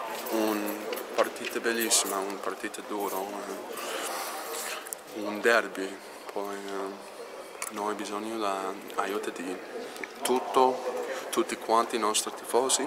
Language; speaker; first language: Italian; non-native, learner; English